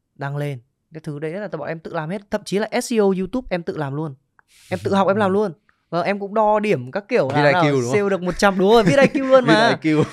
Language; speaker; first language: Vietnamese; native; Vietnamese